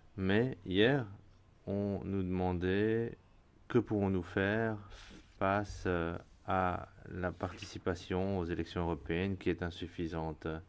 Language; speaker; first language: French; non-native, fluent; Spanish